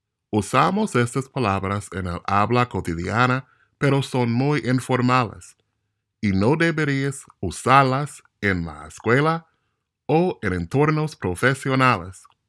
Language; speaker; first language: Spanish; non-native, fluent; English